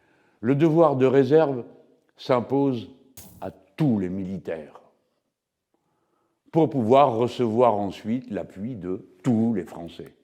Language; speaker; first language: French; native; French